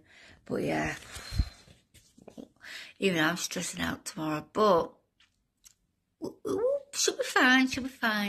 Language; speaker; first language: English; native; English